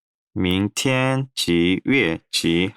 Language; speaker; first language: Chinese; non-native, learner; Korean